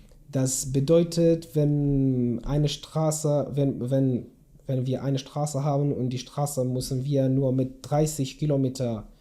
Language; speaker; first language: German; non-native, learner; Kurdish